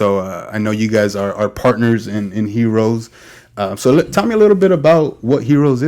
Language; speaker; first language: English; native; English